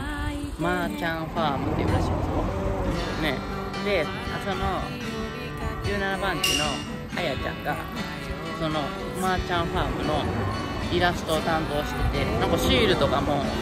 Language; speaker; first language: Japanese; native; Japanese